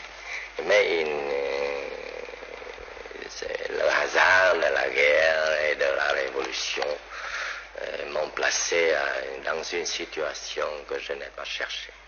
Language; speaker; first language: French; non-native, local second language; Vietnamese